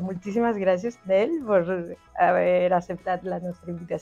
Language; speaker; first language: Catalan; non-native, fluent; Spanish